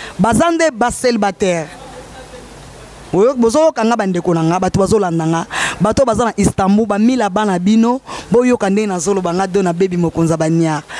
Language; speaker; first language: Lingala; non-native, local second language; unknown